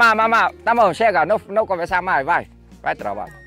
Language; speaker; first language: Portuguese; non-native, learner; Vietnamese